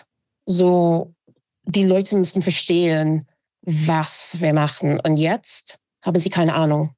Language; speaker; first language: German; non-native, fluent; English